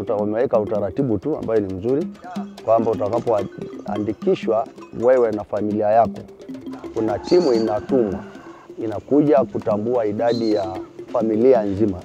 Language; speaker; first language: Swahili; non-native, local second language; Masai